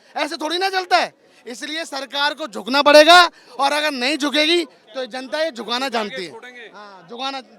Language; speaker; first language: Hindi; native; Hindi